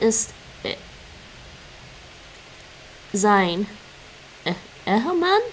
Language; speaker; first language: Dutch; non-native, learner; English